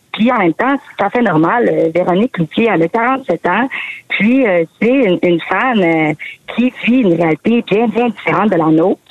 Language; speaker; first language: French; native; French